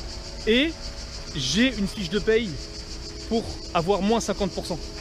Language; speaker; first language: French; native; French